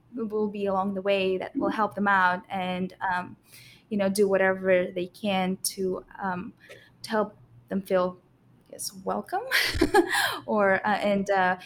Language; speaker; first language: English; non-native, fluent; Russian